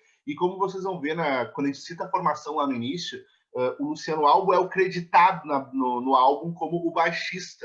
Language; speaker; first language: Portuguese; native; Portuguese